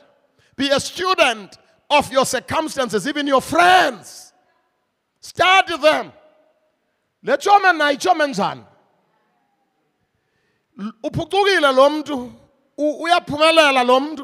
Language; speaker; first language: English; non-native, local second language; Xhosa